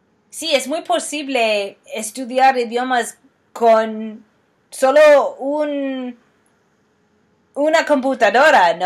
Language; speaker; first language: Spanish; non-native, fluent; English